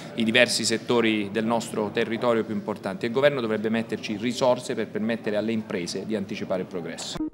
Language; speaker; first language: Italian; native; Italian